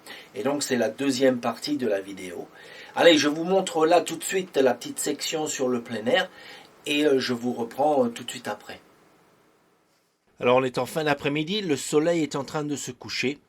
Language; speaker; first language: French; native; French